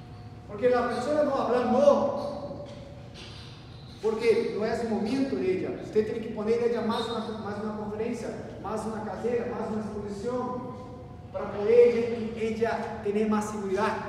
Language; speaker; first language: Spanish; non-native, learner; Portuguese